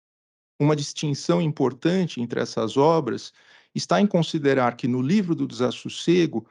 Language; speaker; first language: Portuguese; native; Portuguese